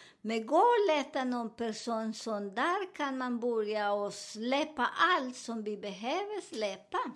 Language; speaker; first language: Swedish; non-native, fluent; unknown